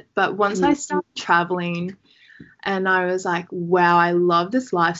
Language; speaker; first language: English; native; English